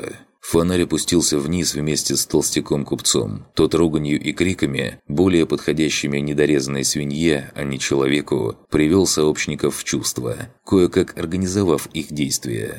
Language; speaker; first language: Russian; native; Russian